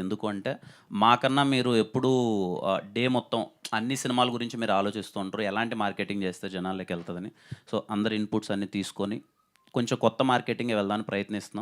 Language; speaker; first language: Telugu; native; Telugu